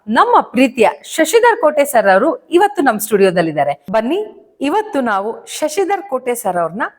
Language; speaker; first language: Kannada; native; Kannada